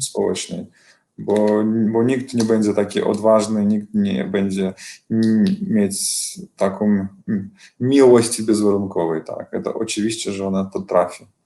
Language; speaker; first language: Polish; non-native, learner; Belarusian